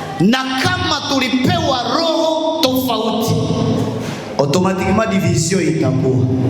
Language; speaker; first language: Swahili; native; Swahili